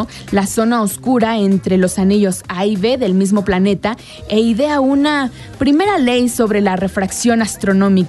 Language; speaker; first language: Spanish; native; Spanish